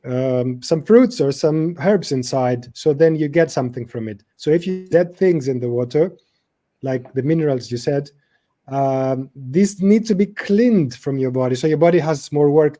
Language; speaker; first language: English; non-native, fluent; Greek